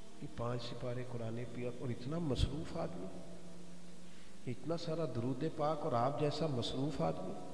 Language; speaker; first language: Urdu; non-native, local second language; Punjabi